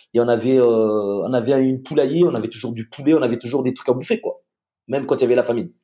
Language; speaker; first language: French; native; French